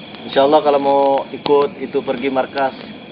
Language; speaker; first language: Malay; non-native, local second language; Javanese